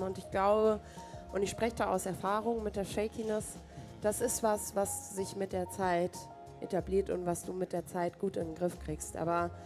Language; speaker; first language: German; native; German